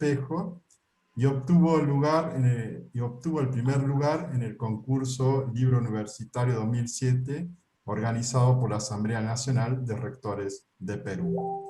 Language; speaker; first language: Spanish; native; Spanish